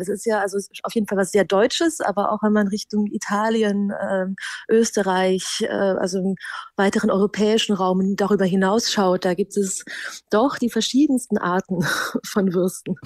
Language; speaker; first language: German; native; German